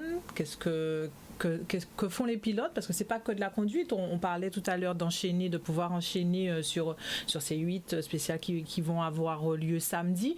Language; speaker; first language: French; native; French